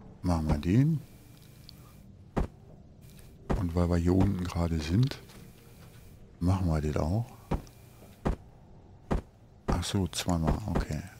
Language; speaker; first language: German; native; German